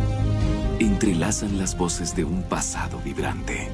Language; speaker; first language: Spanish; native; Spanish